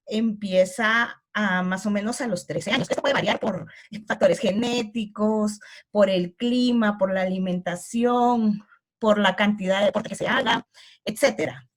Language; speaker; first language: Spanish; native; Spanish